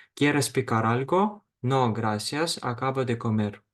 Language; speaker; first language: Spanish; non-native, fluent; Ukrainian